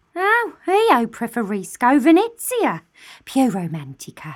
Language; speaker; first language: Italian; non-native, learner; English